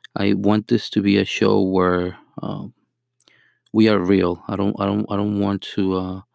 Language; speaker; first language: English; non-native, fluent; Spanish